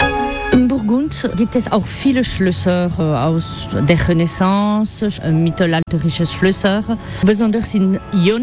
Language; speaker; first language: German; non-native, fluent; French